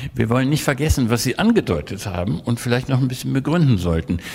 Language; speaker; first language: German; native; German